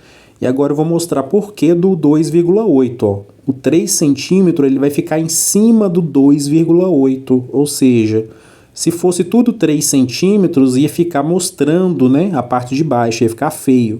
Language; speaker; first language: Portuguese; native; Portuguese